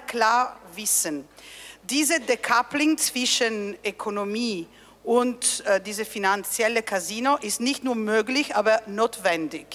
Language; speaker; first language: German; non-native, fluent; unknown